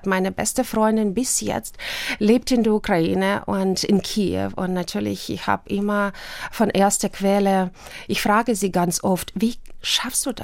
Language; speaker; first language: German; non-native, fluent; Ukrainian